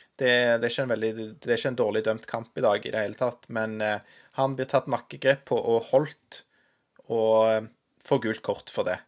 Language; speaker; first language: Norwegian; native; Norwegian